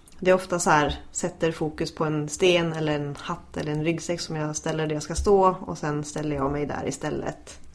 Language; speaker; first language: Swedish; native; Swedish